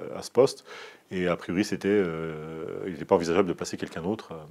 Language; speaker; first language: French; native; French